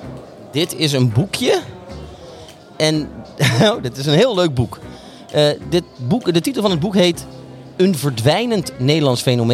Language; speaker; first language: Dutch; native; Dutch